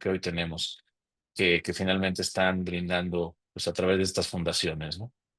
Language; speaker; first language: Spanish; native; Spanish